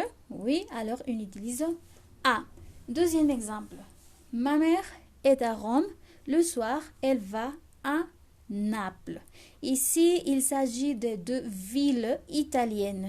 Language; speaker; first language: French; non-native, fluent; Spanish